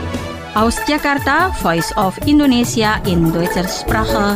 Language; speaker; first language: German; non-native, fluent; Indonesian